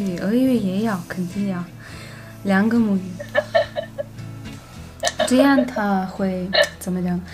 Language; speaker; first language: Chinese; non-native, fluent; Russian